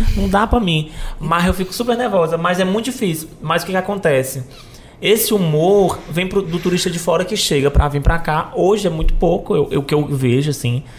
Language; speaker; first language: Portuguese; native; Portuguese